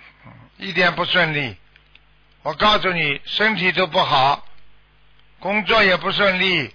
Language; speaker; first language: Chinese; native; Chinese